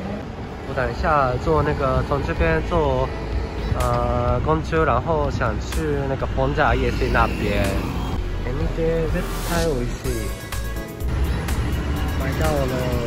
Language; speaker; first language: Chinese; non-native, fluent; Japanese